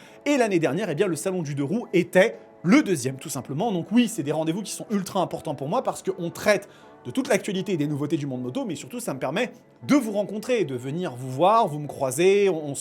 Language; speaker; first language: French; native; French